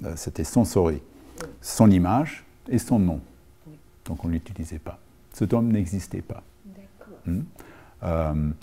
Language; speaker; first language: French; non-native, fluent; English